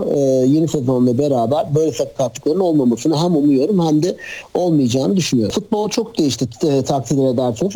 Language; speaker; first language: Turkish; native; Turkish